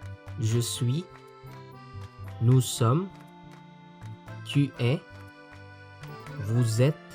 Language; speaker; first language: French; non-native, fluent; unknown